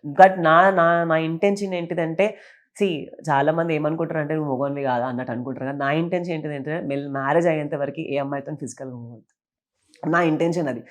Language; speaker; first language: Telugu; native; Telugu